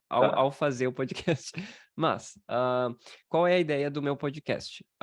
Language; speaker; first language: Portuguese; native; Portuguese